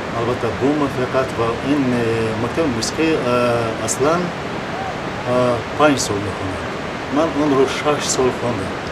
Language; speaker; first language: Tajik; non-native, local second language; Shughni